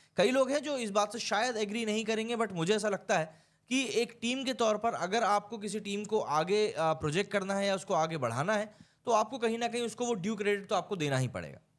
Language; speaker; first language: Hindi; native; Hindi